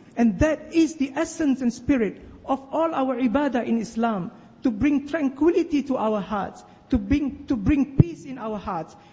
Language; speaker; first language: English; non-native, local second language; Malay